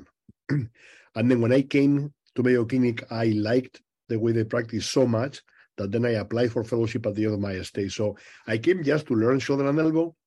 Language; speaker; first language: English; non-native, fluent; Spanish